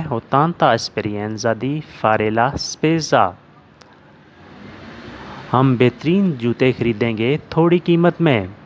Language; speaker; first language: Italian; non-native, learner; Urdu